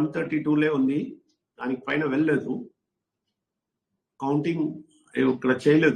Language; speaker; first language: Telugu; non-native, learner; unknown